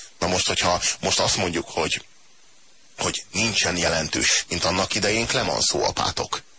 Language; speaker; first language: Hungarian; native; Hungarian